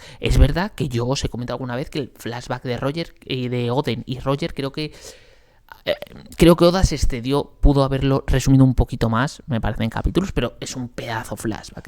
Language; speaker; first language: Spanish; native; Spanish